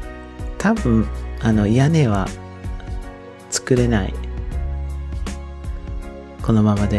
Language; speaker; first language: Japanese; non-native, learner; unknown